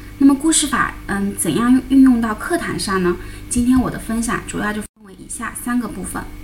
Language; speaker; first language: Chinese; native; Chinese